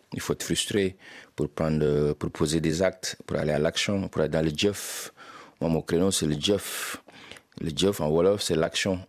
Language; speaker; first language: French; non-native, local second language; Wolof